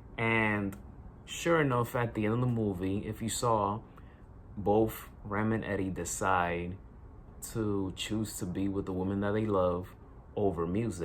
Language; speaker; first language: English; native; English